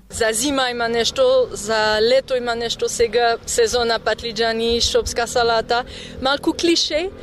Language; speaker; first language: Macedonian; non-native, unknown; French